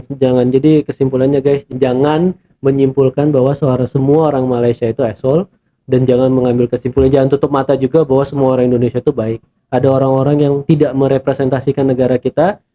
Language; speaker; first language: Indonesian; native; Indonesian